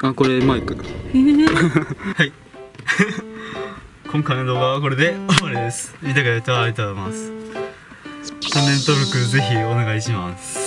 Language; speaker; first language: Japanese; native; Japanese